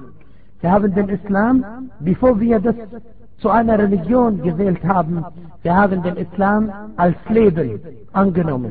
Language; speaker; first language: German; non-native, fluent; Arabic